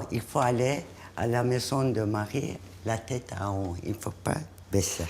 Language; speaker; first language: French; non-native, fluent; Turkish